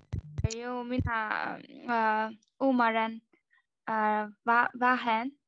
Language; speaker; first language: Finnish; non-native, learner; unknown